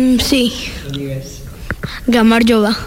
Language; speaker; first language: Catalan; non-native, learner; Georgian